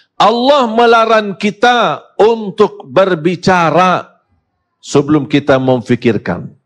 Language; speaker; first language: Malay; non-native, fluent; Arabic